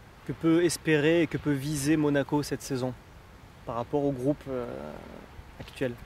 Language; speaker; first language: French; native; French